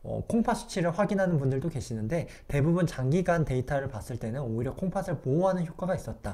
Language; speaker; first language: Korean; native; Korean